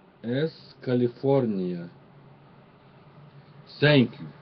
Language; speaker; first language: English; non-native, learner; Russian